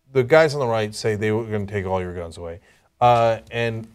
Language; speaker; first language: English; non-native, fluent; Turkish